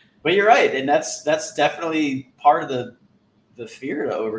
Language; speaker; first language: English; native; English